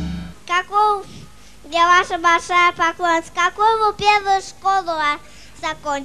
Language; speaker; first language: Russian; non-native, local second language; Azerbaijani